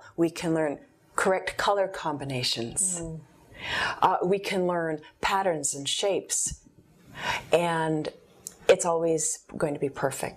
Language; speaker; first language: English; native; English